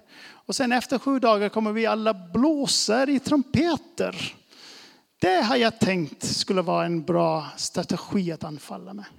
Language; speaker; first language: Swedish; non-native, fluent; English